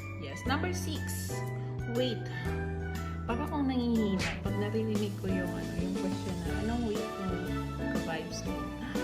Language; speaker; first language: Filipino; non-native, local second language; Cebuano